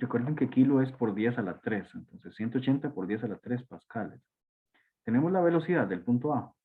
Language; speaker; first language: Spanish; native; Spanish